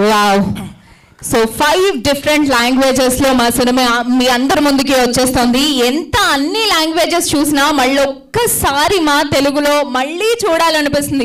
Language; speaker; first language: Telugu; native; Telugu